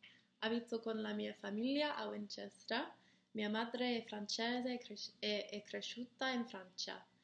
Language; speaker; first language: Italian; non-native, learner; English